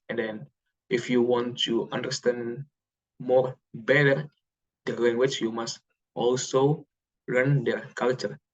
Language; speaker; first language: English; non-native, learner; Indonesian